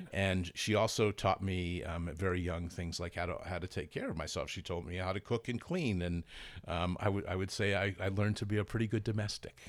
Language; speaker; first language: English; native; English